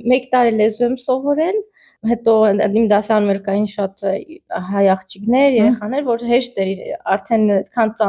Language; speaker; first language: Armenian; native; Armenian